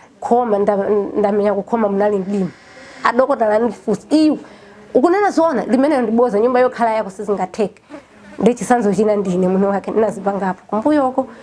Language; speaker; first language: Nyanja; non-native, local second language; Tumbuka